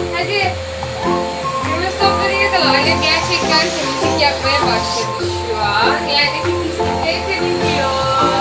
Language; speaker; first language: Turkish; native; Turkish